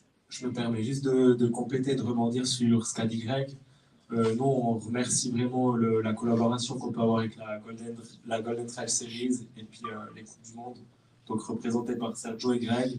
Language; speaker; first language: French; native; French